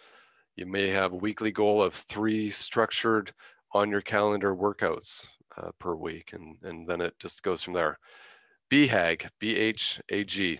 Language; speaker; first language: English; native; English